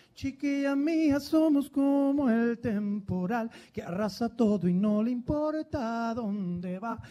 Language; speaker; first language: Spanish; native; Spanish